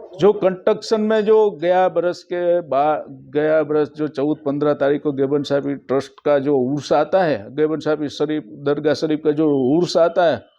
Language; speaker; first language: Hindi; non-native, local second language; Gujarati